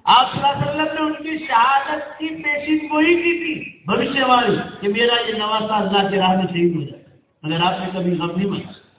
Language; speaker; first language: Urdu; non-native, local second language; Gujarati